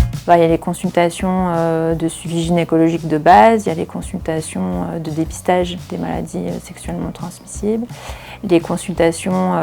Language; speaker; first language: French; native; French